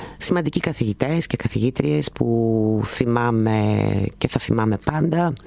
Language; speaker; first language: Greek; native; Greek